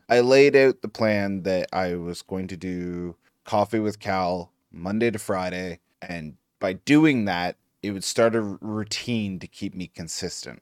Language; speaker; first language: English; native; English